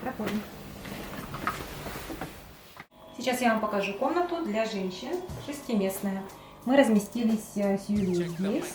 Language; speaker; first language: Russian; native; Russian